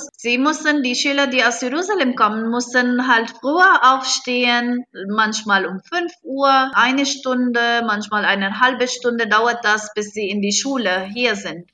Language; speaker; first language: German; non-native, fluent; Arabic